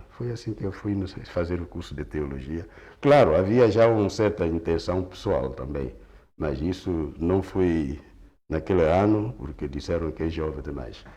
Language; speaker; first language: Portuguese; non-native, local second language; Kongo